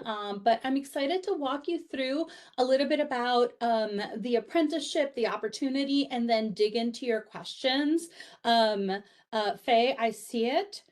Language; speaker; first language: English; native; English